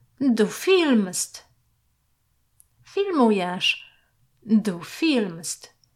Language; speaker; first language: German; non-native, fluent; Polish